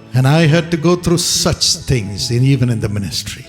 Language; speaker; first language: English; non-native, local second language; Tamil